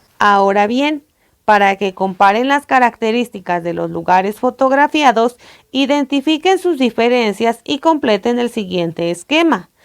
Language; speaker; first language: Spanish; native; Spanish